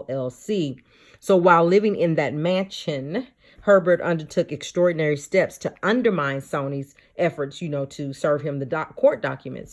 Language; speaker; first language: English; native; English